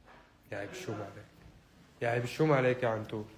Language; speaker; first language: Arabic; native; Arabic